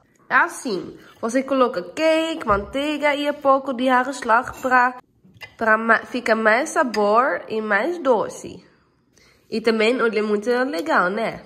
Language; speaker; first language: Portuguese; non-native, learner; Dutch